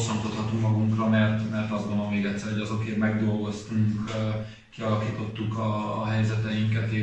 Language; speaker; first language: Hungarian; native; Hungarian